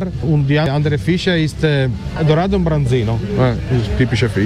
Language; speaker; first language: German; non-native, learner; Italian